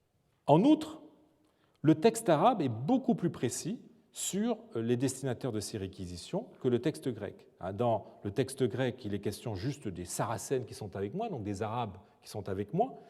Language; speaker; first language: French; native; French